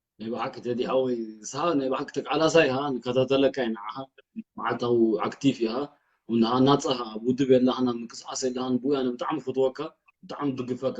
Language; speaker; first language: Tigrinya; early bilingual, heritage; Tigrinya